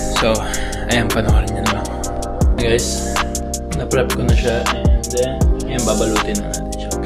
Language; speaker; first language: Filipino; native; Filipino